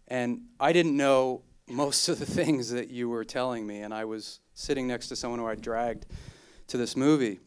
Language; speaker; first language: English; native; English